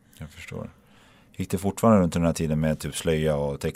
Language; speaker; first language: Swedish; native; Swedish